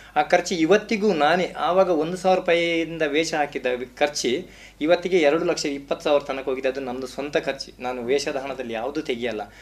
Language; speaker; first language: Kannada; non-native, local second language; Tulu